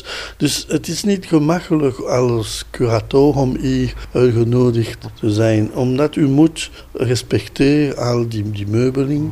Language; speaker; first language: Dutch; non-native, local second language; French